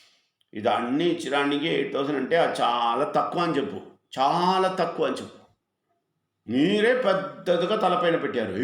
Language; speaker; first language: Telugu; non-native, fluent; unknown